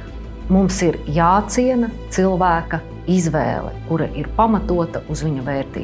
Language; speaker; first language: Latvian; native; Latvian